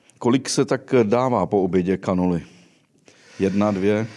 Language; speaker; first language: Czech; native; Czech